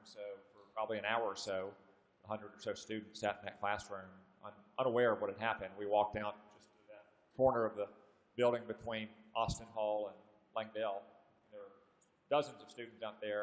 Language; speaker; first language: English; native; English